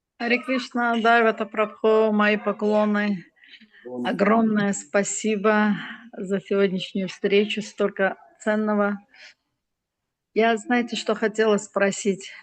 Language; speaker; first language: Russian; native; Russian